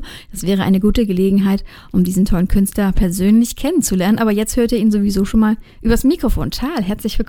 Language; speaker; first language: German; native; German